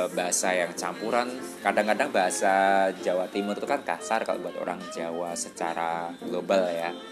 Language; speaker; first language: Indonesian; early bilingual, heritage; Indonesian